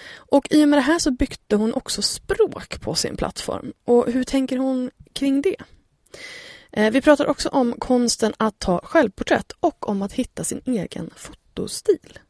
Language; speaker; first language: Swedish; native; Swedish